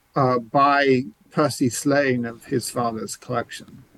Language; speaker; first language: English; native; English